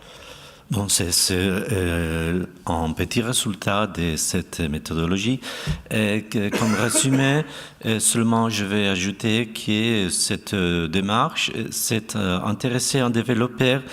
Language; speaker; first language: French; non-native, fluent; Spanish